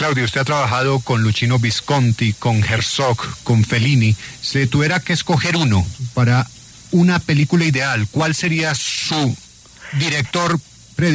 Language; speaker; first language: Spanish; native; Spanish